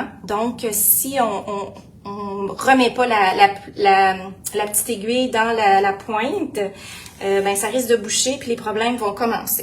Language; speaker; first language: French; native; French